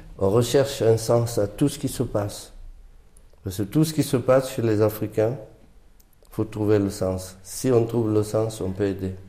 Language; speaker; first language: French; non-native, local second language; Fula